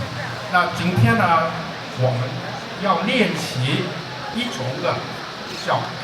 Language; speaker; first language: Chinese; non-native, fluent; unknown